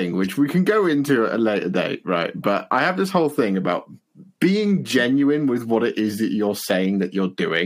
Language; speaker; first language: English; native; English